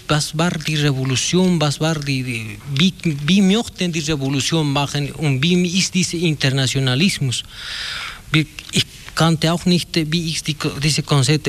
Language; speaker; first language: German; non-native, learner; Spanish